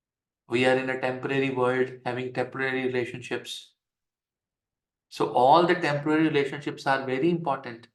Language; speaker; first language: English; non-native, local second language; Hindi